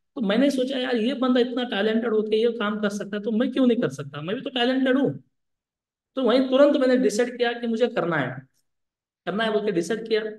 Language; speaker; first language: Hindi; non-native, local second language; Lambadi